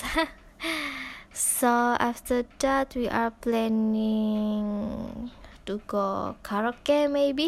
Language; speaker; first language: English; non-native, local second language; Malay